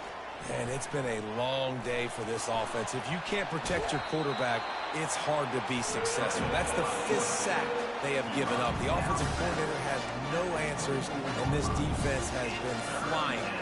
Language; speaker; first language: English; native; English